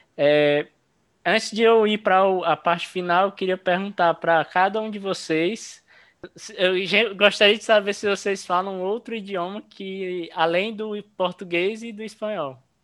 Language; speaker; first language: Portuguese; native; Portuguese